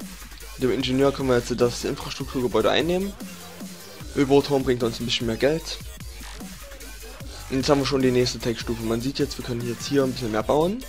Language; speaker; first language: German; native; German